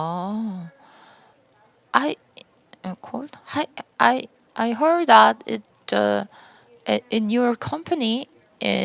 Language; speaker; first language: English; non-native, learner; Korean